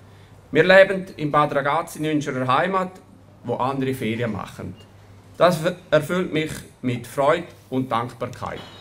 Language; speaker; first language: German; native; German